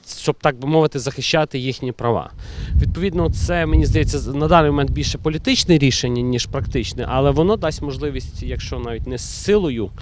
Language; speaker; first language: Ukrainian; native; Ukrainian